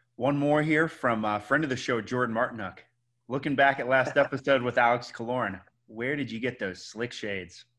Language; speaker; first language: English; native; English